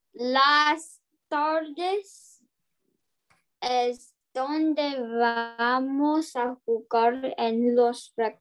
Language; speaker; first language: Spanish; non-native, learner; English